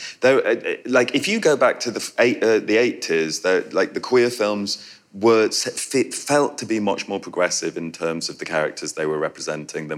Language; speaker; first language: English; native; English